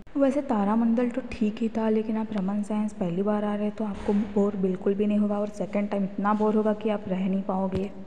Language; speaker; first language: Hindi; non-native, local second language; Marathi